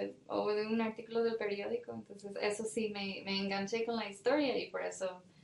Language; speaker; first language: Spanish; non-native, fluent; English